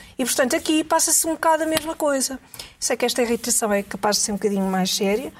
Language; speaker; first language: Portuguese; native; Portuguese